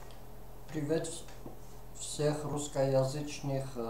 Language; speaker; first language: Russian; non-native, fluent; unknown